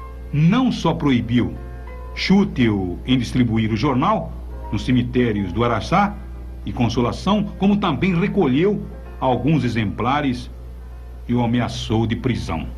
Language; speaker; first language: Portuguese; native; Portuguese